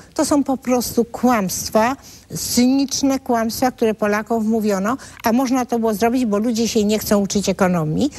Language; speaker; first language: Polish; native; Polish